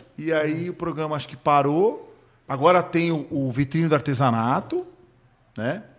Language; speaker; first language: Portuguese; early bilingual, other home language; Hebrew